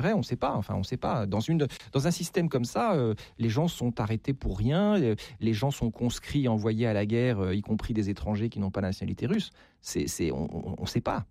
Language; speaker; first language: French; native; French